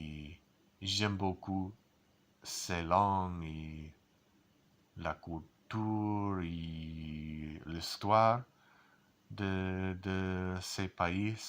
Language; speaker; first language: French; non-native, learner; English